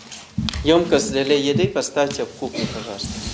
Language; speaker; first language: Russian; non-native, fluent; Thai